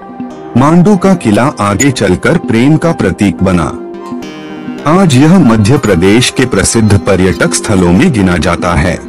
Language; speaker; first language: Hindi; native; Hindi